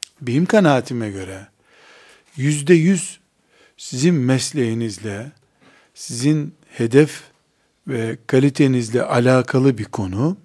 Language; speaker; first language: Turkish; native; Turkish